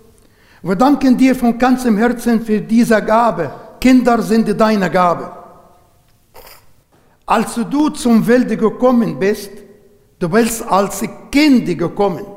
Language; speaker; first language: German; non-native, learner; Arabic